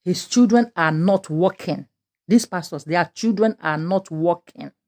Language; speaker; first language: English; non-native, local second language; Yoruba